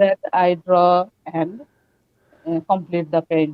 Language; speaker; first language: English; non-native, learner; Bangla